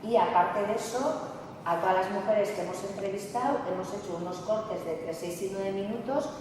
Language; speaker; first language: Spanish; non-native, local second language; Basque